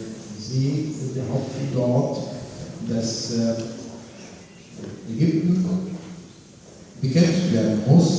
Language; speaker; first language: German; non-native, fluent; Arabic